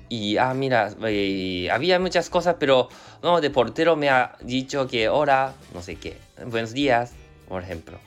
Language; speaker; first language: Spanish; non-native, learner; Japanese